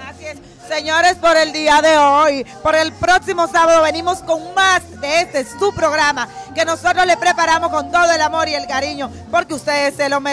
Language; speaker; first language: Spanish; native; Spanish